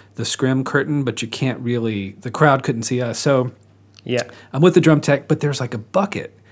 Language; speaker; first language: English; native; English